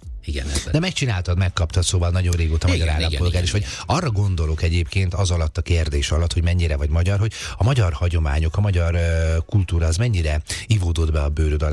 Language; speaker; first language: Hungarian; native; Hungarian